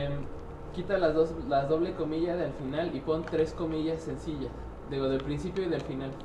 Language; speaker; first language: Spanish; native; Spanish